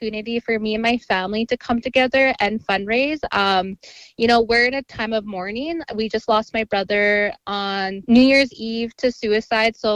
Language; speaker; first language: English; native; English